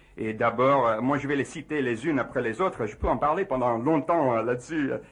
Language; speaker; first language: French; non-native, fluent; English